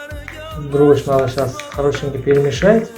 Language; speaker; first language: Russian; non-native, learner; Uzbek